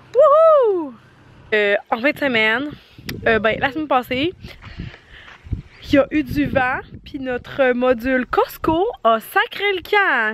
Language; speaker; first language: French; native; French